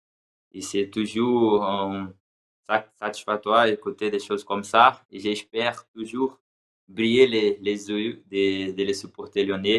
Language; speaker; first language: French; non-native, learner; Portuguese